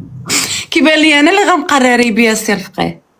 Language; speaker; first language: Arabic; native; Arabic